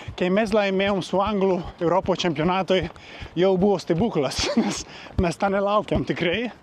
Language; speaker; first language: Lithuanian; non-native, learner; Italian